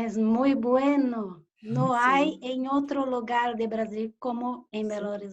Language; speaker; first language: Portuguese; early bilingual, heritage; Portuguese